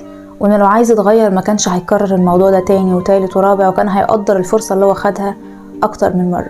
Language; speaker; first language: Arabic; native; Arabic